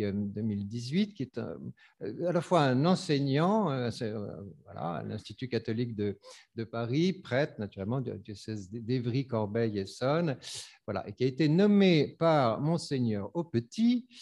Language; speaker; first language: French; native; French